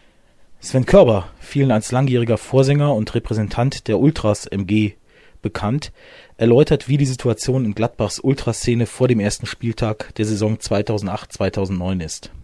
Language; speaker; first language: German; native; German